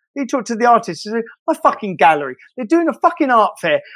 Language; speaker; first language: English; native; English